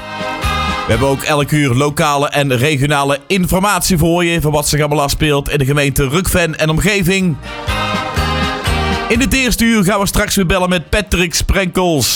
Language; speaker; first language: Dutch; native; Dutch